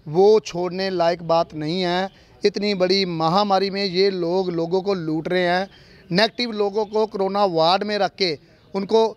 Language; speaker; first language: Hindi; non-native, local second language; Punjabi